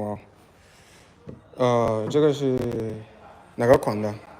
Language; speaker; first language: Chinese; non-native, fluent; English